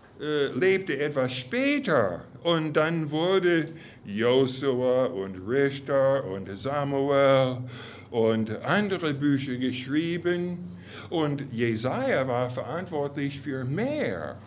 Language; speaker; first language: German; non-native, fluent; English